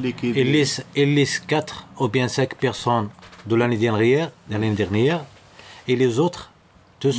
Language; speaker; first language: French; non-native, learner; Arabic